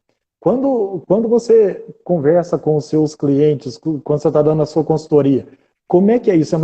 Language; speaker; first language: Portuguese; native; Portuguese